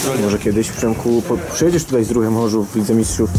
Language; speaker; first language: Polish; native; Polish